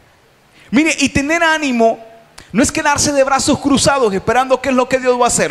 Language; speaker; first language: Spanish; native; Spanish